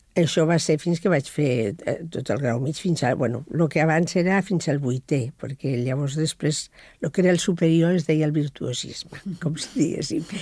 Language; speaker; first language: Catalan; non-native, local second language; Spanish